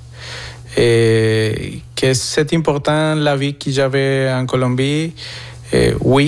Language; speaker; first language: French; non-native, fluent; Spanish